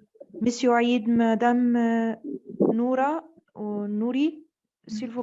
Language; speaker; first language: French; non-native, learner; Arabic